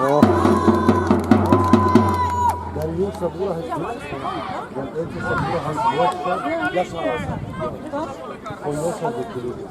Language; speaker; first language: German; non-native, learner; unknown